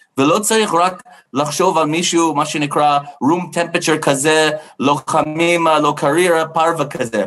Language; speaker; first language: Hebrew; non-native, fluent; English